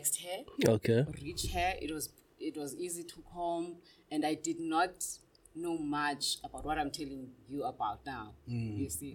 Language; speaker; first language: English; non-native, local second language; Xhosa